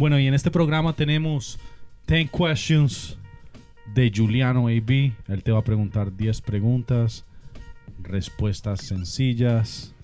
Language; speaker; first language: Spanish; native; Spanish